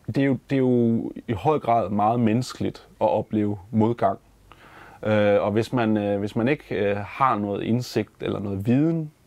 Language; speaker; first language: Danish; native; Danish